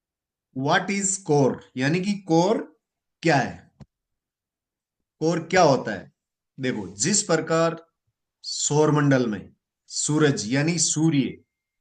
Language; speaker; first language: Hindi; native; Hindi